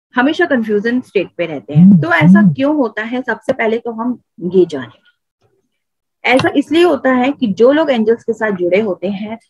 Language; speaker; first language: Hindi; native; Hindi